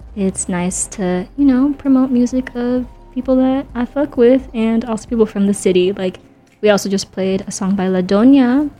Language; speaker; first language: English; native; English